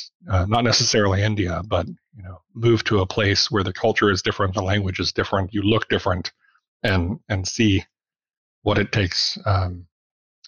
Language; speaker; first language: English; native; English